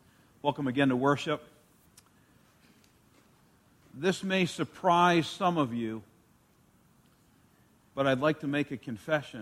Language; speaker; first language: English; native; English